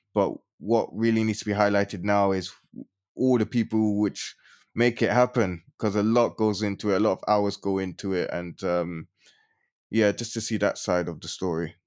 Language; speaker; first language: English; native; English